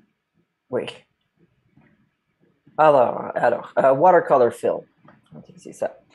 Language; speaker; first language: French; non-native, fluent; English